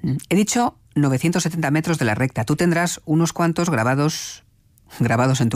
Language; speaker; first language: Spanish; native; Spanish